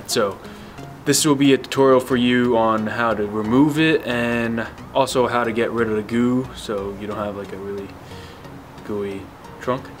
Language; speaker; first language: English; native; English